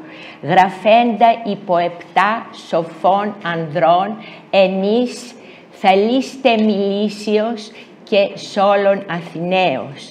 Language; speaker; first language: Greek; native; Greek